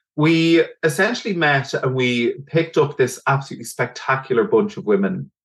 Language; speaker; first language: English; native; English